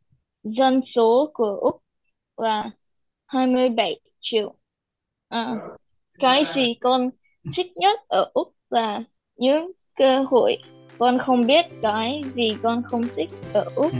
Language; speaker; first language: Vietnamese; early bilingual, heritage; Vietnamese